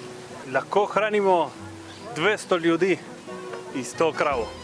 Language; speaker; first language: Slovenian; early bilingual, heritage; Slovenian